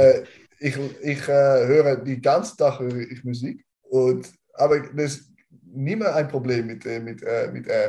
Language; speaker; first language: German; non-native, learner; Dutch